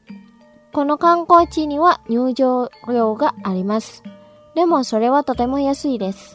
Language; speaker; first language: Japanese; non-native, fluent; Indonesian